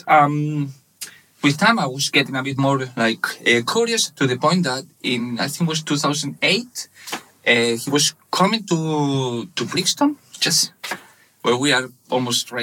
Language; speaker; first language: English; non-native, fluent; Spanish